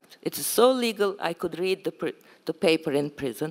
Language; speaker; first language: English; non-native, fluent; Turkish